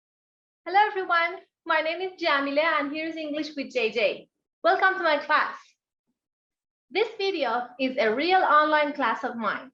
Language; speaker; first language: English; non-native, fluent; Persian